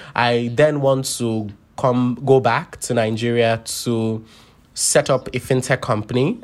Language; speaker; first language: English; non-native, local second language; Yoruba